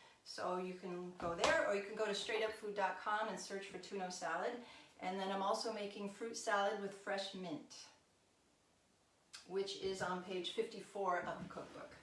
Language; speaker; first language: English; native; English